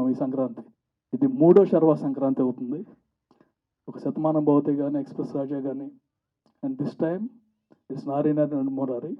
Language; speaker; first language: Telugu; native; Telugu